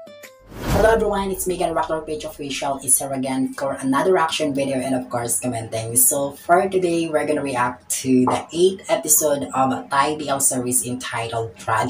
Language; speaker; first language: English; non-native, local second language; Filipino